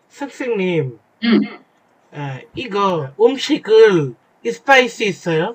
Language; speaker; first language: Korean; non-native, learner; Bangla